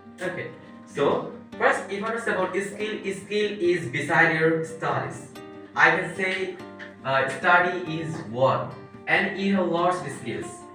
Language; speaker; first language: English; non-native, local second language; Bangla